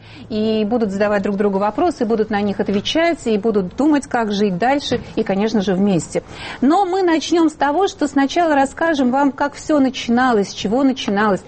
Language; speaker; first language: Russian; native; Russian